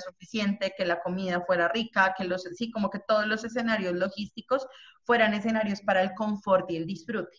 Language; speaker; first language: Spanish; native; Spanish